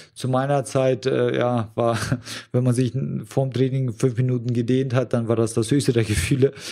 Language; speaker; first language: German; early bilingual, other home language; Russian